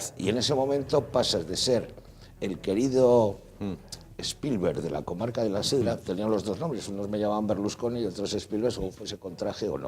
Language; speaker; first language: Spanish; native; Spanish